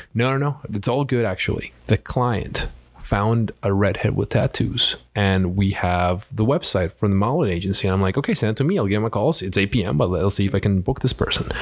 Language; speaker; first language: English; early bilingual, other home language; Spanish